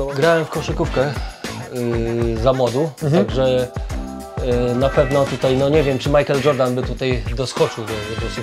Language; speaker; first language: Polish; native; Polish